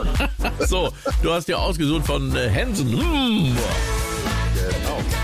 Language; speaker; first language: German; native; German